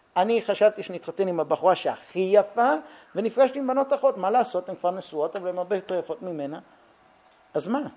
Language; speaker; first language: Hebrew; native; Hebrew